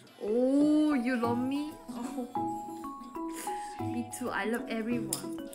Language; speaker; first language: English; non-native, learner; Korean